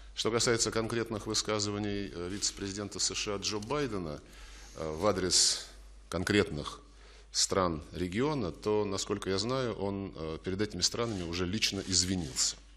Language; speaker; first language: Russian; native; Russian